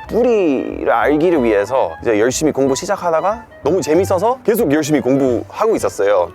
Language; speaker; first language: Korean; non-native, fluent; English